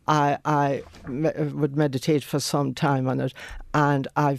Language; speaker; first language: English; non-native, local second language; Irish